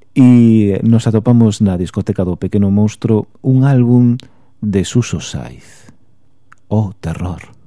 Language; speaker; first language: Galician; native; Galician